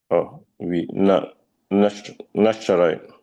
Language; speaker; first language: Arabic; non-native, learner; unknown